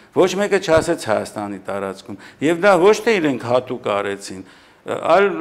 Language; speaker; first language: Armenian; native; Armenian